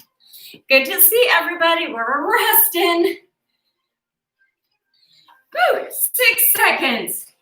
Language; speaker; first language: English; native; English